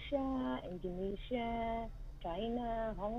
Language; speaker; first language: English; non-native, local second language; Hiligaynon